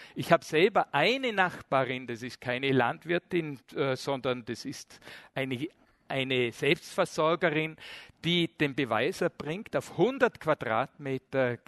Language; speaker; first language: German; native; German